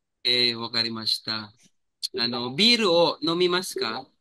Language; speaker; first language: Japanese; non-native, fluent; Filipino